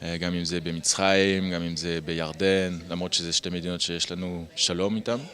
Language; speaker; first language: Hebrew; non-native, fluent; French